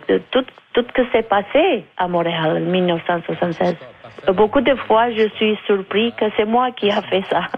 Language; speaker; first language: French; non-native, fluent; Romanian